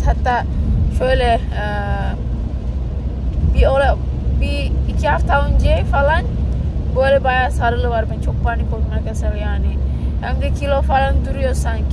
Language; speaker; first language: Turkish; non-native, learner; Indonesian